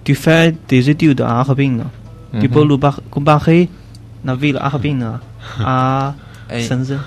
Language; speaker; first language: French; non-native, learner; Chinese